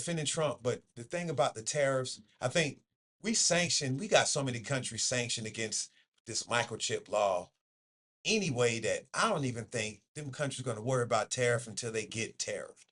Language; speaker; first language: English; native; English